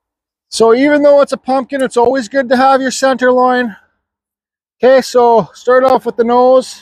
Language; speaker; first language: English; native; English